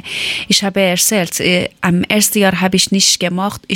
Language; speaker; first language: German; non-native, learner; Persian